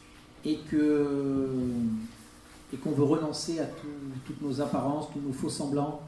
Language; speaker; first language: French; native; French